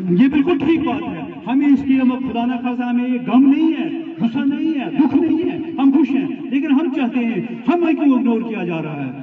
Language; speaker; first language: Urdu; non-native, local second language; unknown